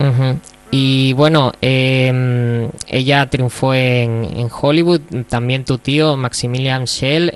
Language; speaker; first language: Spanish; native; Spanish